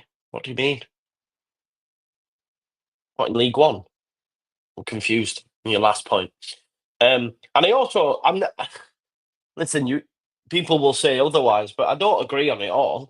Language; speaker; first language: English; native; English